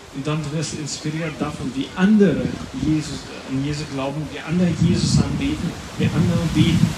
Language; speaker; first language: German; non-native, fluent; Latvian